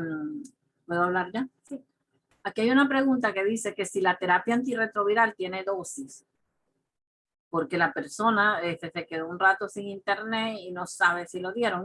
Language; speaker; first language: Spanish; native; Spanish